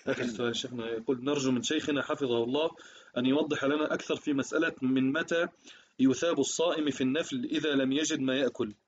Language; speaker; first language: Arabic; native; Arabic